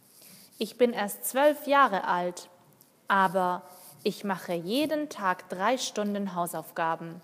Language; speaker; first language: German; non-native, learner; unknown